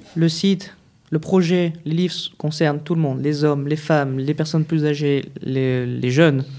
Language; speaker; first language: French; native; French